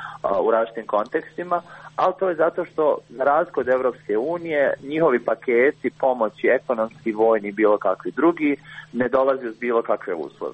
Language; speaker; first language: Croatian; native; Croatian